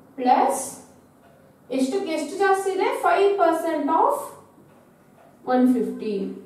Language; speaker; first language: English; non-native, local second language; Kannada